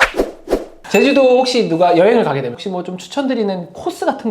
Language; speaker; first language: Korean; native; Korean